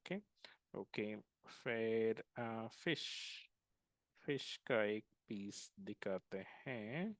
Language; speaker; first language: Hindi; non-native, local second language; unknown